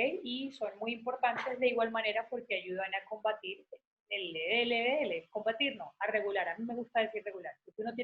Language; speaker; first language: Spanish; native; Spanish